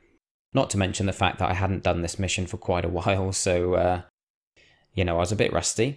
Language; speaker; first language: English; native; English